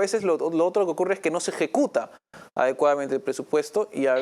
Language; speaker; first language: Spanish; native; Spanish